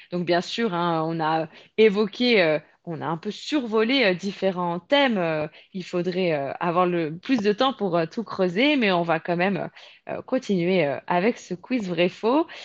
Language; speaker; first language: French; native; French